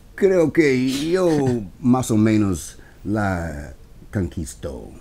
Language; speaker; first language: Spanish; non-native, learner; English